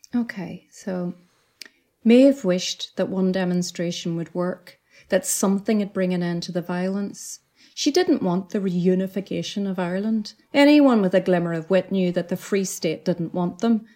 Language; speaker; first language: English; native; English